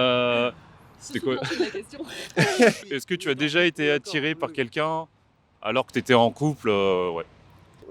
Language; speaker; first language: French; native; French